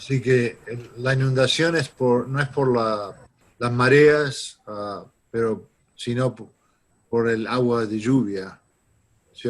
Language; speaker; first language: Spanish; non-native, fluent; English